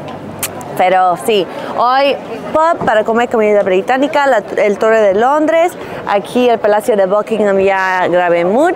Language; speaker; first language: Spanish; non-native, fluent; English